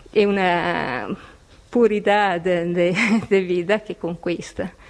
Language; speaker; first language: Portuguese; non-native, fluent; Italian